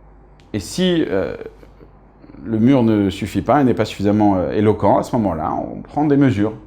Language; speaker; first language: French; native; French